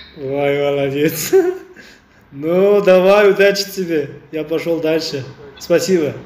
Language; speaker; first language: Russian; non-native, local second language; Uzbek